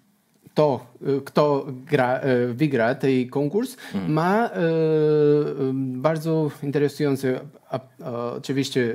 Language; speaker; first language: Polish; non-native, learner; Portuguese